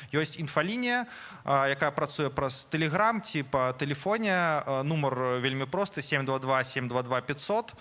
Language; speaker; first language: Belarusian; native; Belarusian